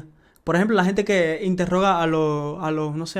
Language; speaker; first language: Spanish; native; Spanish